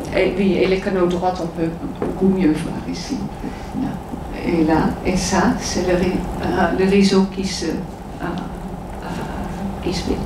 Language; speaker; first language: French; non-native, fluent; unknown